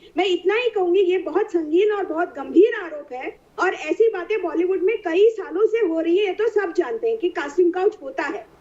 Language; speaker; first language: Hindi; non-native, local second language; Marathi